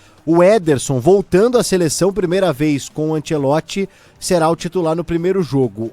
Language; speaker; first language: Portuguese; native; Portuguese